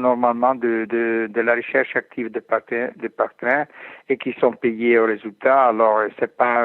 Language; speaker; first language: French; non-native, fluent; Italian